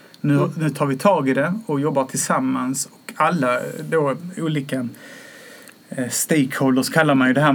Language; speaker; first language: Swedish; native; Swedish